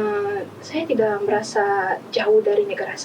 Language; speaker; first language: Indonesian; non-native, learner; Malagasy